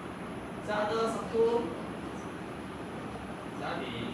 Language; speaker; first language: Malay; non-native, local second language; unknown